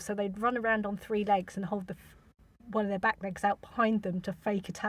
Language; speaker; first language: English; native; English